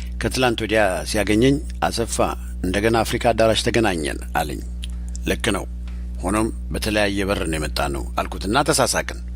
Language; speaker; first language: Amharic; native; Amharic